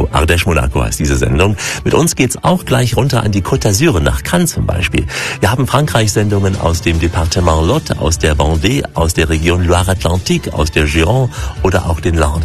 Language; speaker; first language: German; native; German